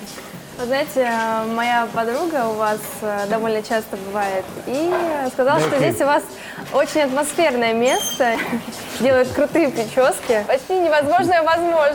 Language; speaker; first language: Russian; native; Russian